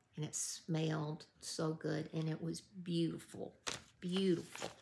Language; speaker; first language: English; native; English